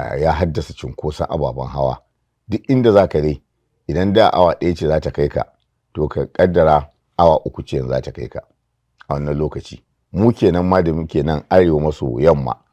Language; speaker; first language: Hausa; native; Hausa